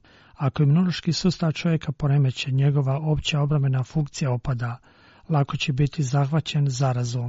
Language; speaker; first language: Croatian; non-native, fluent; Chinese